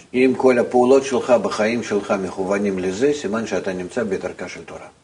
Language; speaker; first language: Hebrew; non-native, fluent; Russian